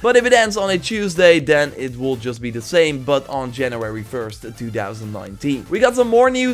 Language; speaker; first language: English; non-native, fluent; Dutch